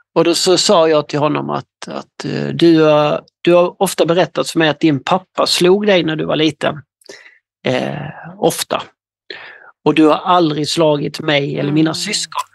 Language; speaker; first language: Swedish; native; Swedish